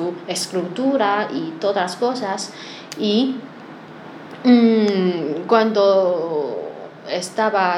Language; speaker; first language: Spanish; non-native, learner; Chinese